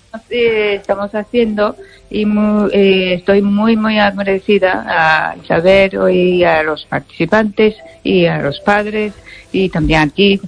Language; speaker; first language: Spanish; non-native, fluent; Japanese